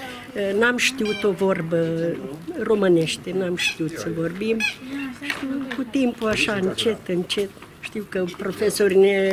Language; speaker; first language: Romanian; non-native, local second language; Ukrainian